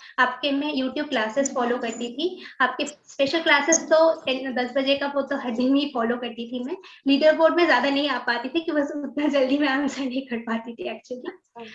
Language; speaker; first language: Hindi; non-native, local second language; Bangla